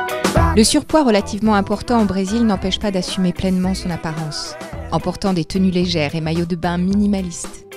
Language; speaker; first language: French; native; French